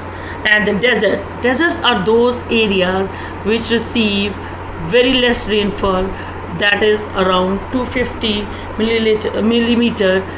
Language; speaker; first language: English; non-native, local second language; Urdu